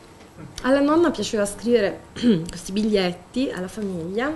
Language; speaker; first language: Italian; native; Italian